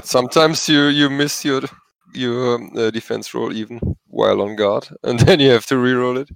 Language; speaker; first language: English; non-native, fluent; German